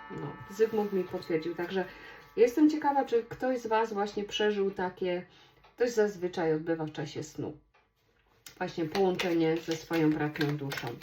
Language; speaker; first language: Polish; native; Polish